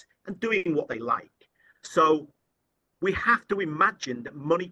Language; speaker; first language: English; native; English